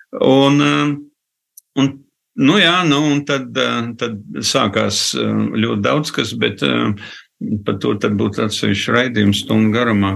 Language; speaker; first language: Latvian; native; Latvian